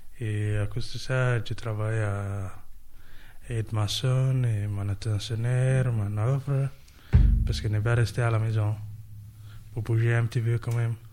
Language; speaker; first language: French; non-native, learner; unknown